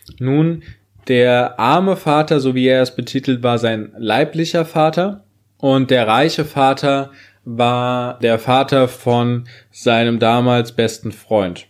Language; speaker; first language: German; native; German